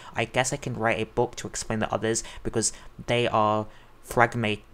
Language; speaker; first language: English; native; English